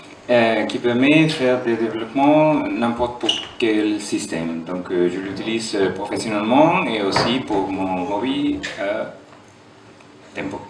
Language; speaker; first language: French; non-native, fluent; German